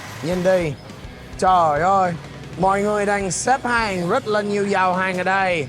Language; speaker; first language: Vietnamese; non-native, fluent; English